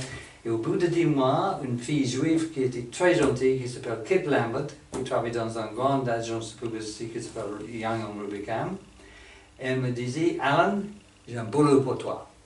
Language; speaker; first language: French; non-native, fluent; English